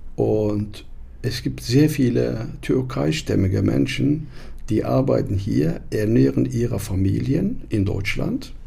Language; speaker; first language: German; non-native, fluent; Turkish